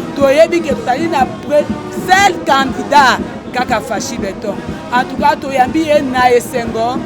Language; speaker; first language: Lingala; native; Lingala